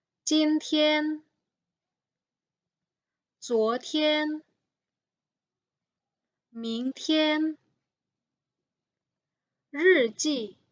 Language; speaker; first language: Chinese; non-native, fluent; Indonesian